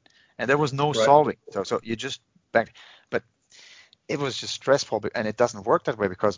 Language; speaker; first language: English; non-native, fluent; Finnish